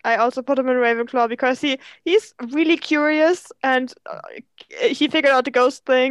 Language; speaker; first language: English; non-native, fluent; German